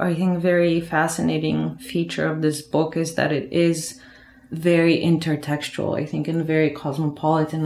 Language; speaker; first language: English; non-native, fluent; Bulgarian